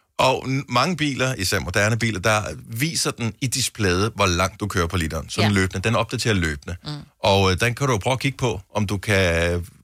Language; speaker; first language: Danish; native; Danish